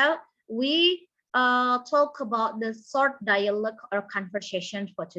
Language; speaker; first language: English; non-native, learner; Indonesian